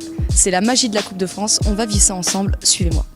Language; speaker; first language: French; native; French